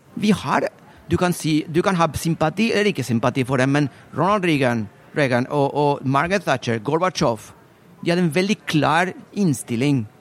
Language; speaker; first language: Norwegian; non-native, fluent; Spanish